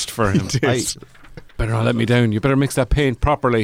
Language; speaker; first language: English; native; English